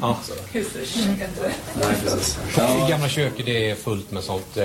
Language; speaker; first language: Swedish; native; Swedish